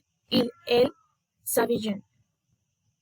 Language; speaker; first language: French; non-native, learner; Spanish